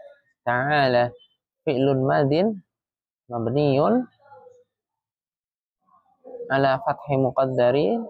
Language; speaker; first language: Arabic; non-native, fluent; Indonesian